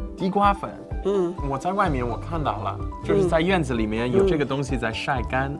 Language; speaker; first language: Chinese; non-native, fluent; English